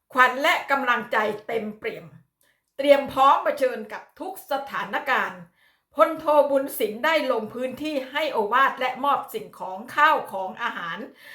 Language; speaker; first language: Thai; native; Thai